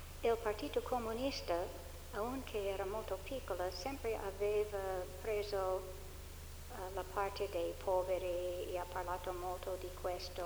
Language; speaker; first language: Italian; non-native, fluent; English